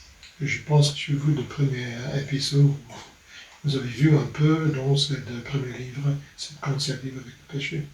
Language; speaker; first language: French; non-native, fluent; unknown